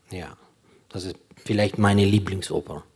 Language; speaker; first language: German; non-native, fluent; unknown